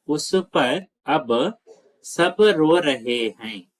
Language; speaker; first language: Hindi; non-native, local second language; Telugu